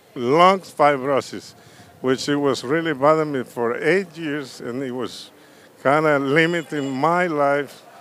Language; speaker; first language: English; non-native, fluent; Spanish